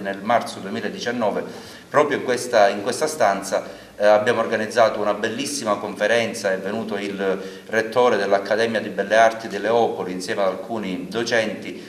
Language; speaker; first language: Italian; native; Italian